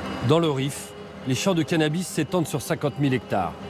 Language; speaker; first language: French; native; French